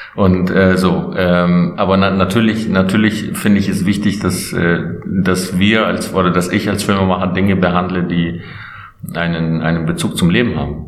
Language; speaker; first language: German; non-native, fluent; Albanian